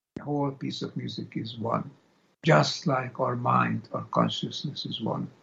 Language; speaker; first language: English; non-native, fluent; Hungarian